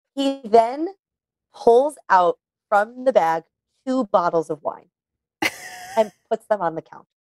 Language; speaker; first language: English; native; English